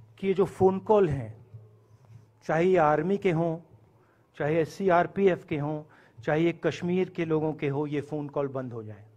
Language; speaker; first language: Hindi; native; Hindi